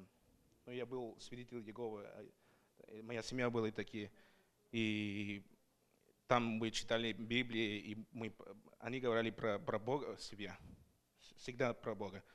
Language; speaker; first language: Russian; non-native, learner; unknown